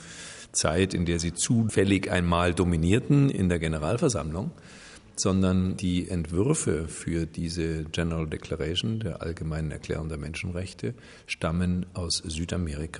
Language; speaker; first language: German; native; German